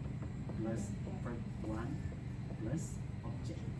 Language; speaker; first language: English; non-native, fluent; Indonesian